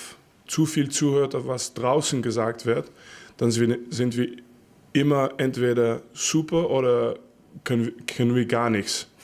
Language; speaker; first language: German; non-native, fluent; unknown